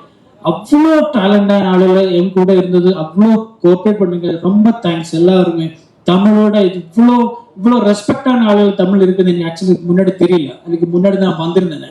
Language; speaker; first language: Tamil; non-native, learner; Malayalam